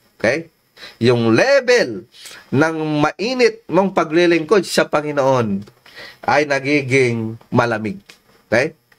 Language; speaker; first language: Filipino; non-native, local second language; Iloko